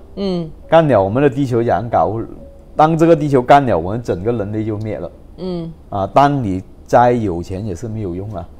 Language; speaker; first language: Chinese; non-native, local second language; Cantonese